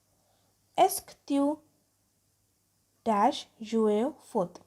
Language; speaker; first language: French; non-native, fluent; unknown